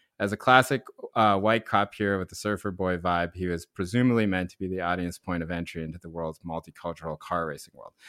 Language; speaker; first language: English; early bilingual, other home language; Korean